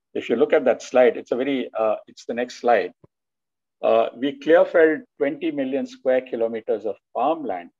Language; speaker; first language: English; non-native, local second language; Telugu